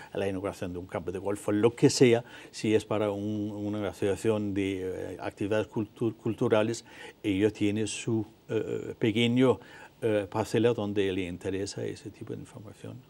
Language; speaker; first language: Spanish; non-native, fluent; Danish